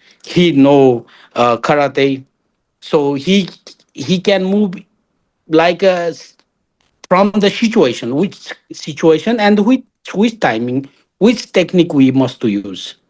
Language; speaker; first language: English; non-native, learner; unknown